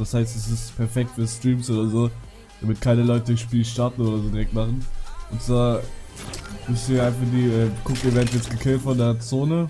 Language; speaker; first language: German; native; German